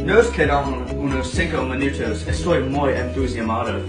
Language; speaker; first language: Spanish; non-native, learner; English